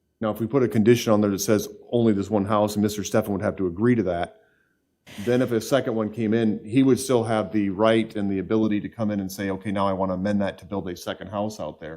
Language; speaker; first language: English; native; English